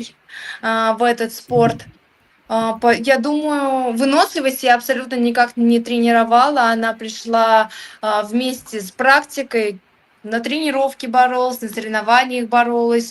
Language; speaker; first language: Russian; native; Russian